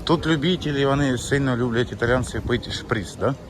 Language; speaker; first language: Russian; non-native, local second language; Ukrainian